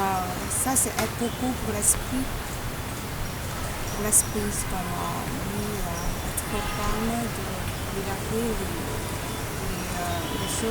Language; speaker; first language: French; non-native, learner; Vietnamese